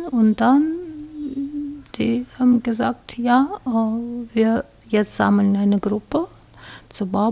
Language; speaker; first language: German; non-native, fluent; Russian